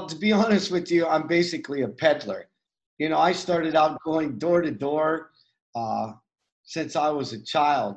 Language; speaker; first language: English; native; English